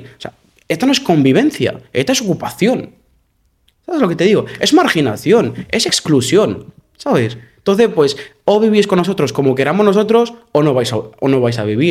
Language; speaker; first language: Spanish; non-native, fluent; Arabic